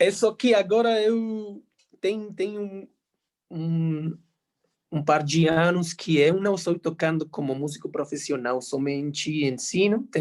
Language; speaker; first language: Portuguese; non-native, fluent; Spanish